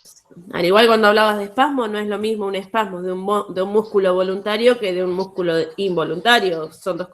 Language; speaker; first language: Spanish; native; Spanish